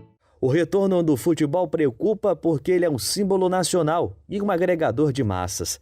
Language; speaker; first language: Portuguese; native; Portuguese